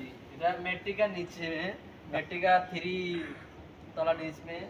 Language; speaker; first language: Hindi; non-native, learner; Bangla